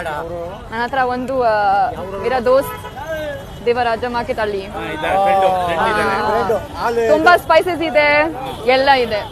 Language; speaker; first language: Kannada; non-native, learner; German